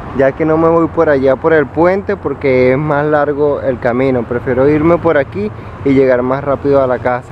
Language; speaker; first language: Spanish; native; Spanish